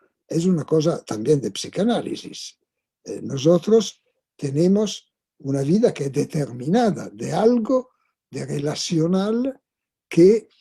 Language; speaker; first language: Spanish; non-native, fluent; Italian